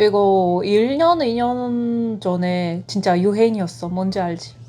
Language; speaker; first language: Korean; non-native, fluent; Russian